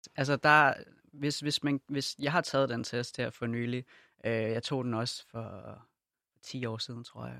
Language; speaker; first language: Danish; native; Danish